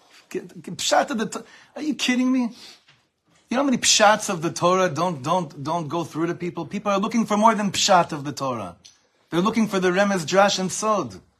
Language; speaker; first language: English; native; English